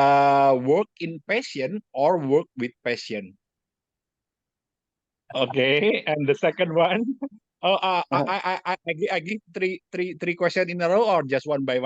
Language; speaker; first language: English; non-native, learner; Indonesian